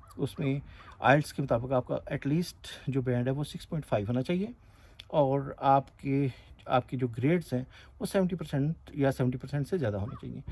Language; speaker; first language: Urdu; non-native, local second language; Punjabi